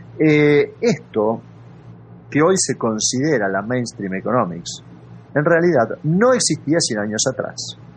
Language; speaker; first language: Spanish; native; Spanish